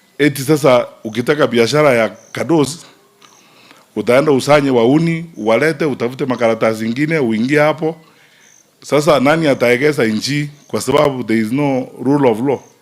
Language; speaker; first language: Swahili; non-native, local second language; Gusii